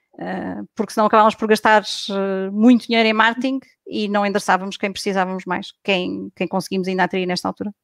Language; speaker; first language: Portuguese; native; Portuguese